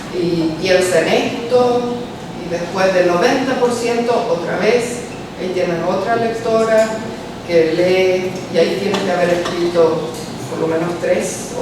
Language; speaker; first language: Spanish; early bilingual, heritage; Spanish